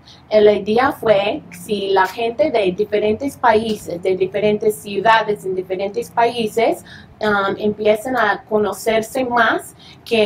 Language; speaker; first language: Spanish; early bilingual, heritage; English